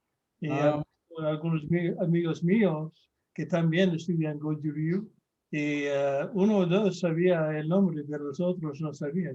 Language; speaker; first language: Spanish; non-native, fluent; English